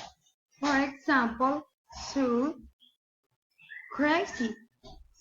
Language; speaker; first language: English; non-native, learner; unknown